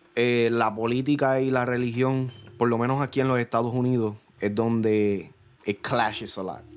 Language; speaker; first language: Spanish; early bilingual, heritage; Spanish